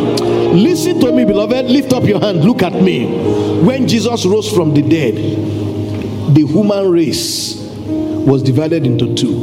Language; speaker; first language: English; non-native, local second language; Yoruba